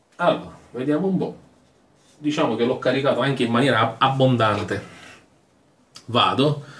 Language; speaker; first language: Italian; native; Italian